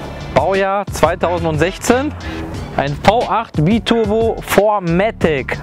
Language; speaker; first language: German; native; German